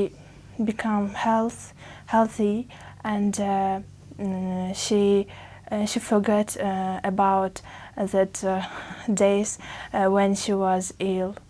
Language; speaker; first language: English; non-native, fluent; Uzbek